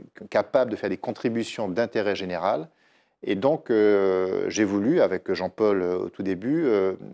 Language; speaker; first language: French; native; French